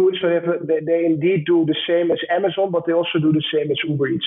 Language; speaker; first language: English; non-native, fluent; Dutch